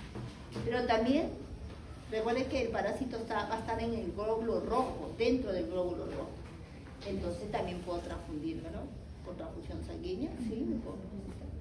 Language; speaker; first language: Spanish; native; Spanish